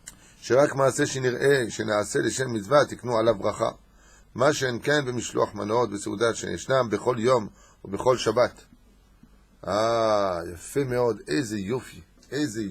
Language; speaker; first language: Hebrew; non-native, fluent; French